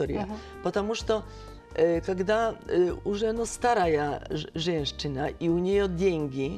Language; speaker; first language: Russian; non-native, fluent; Polish